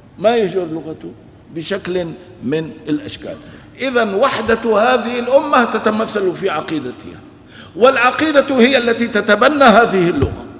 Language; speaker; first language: Arabic; non-native, local second language; Kurdish